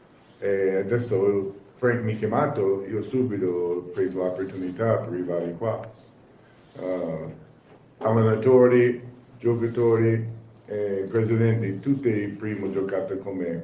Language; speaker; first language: Italian; non-native, learner; English